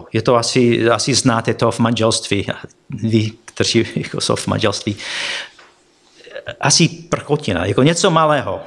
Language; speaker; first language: Czech; non-native, fluent; English